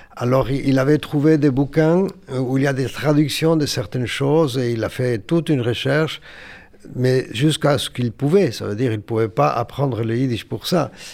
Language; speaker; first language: French; non-native, fluent; Yiddish